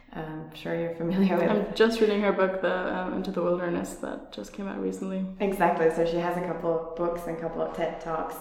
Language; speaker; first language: English; non-native, fluent; Finnish